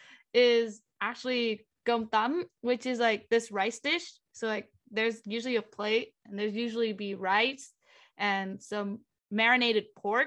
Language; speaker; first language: English; non-native, fluent; Vietnamese